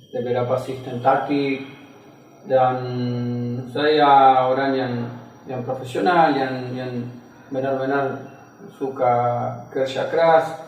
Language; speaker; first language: Indonesian; non-native, fluent; Spanish